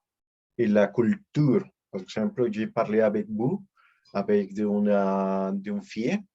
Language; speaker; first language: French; non-native, learner; Spanish